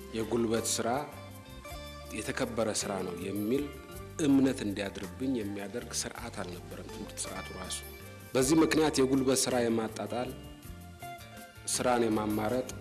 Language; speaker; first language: Amharic; non-native, local second language; Tigrinya